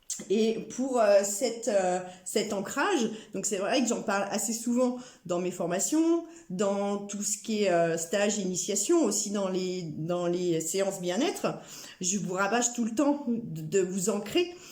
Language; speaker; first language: French; native; French